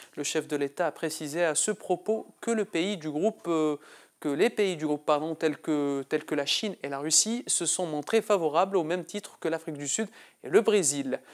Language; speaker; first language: French; non-native, local second language; Arabic